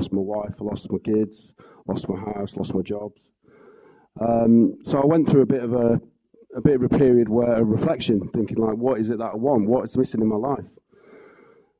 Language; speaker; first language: English; native; English